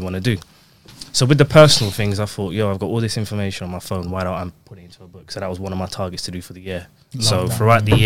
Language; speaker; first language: English; native; English